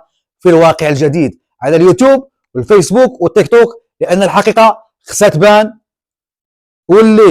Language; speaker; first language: Arabic; native; Arabic